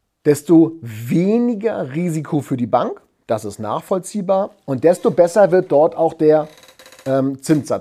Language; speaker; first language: German; native; German